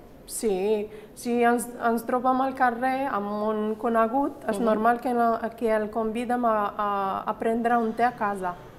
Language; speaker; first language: Catalan; non-native, learner; Arabic